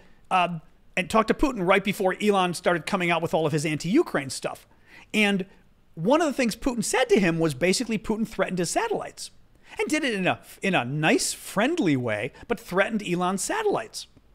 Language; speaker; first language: English; native; English